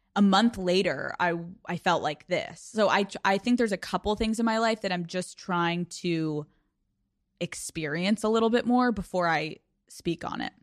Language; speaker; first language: English; native; English